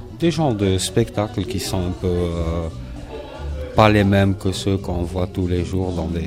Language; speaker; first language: French; non-native, local second language; Arabic